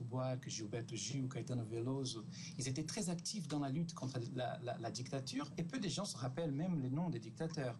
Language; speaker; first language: French; non-native, fluent; Portuguese